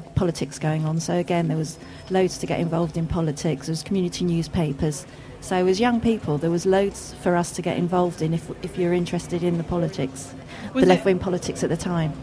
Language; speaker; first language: English; native; English